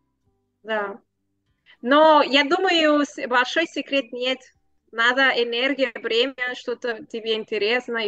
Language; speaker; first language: Russian; non-native, learner; Spanish